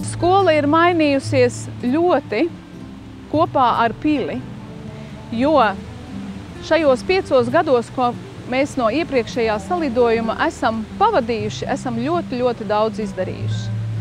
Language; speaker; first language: Latvian; native; Latvian